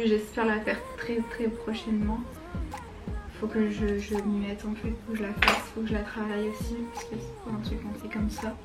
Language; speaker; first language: French; native; French